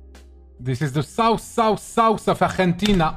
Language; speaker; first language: English; non-native, fluent; French